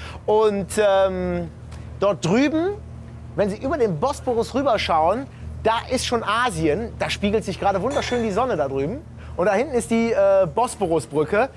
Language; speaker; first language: German; native; German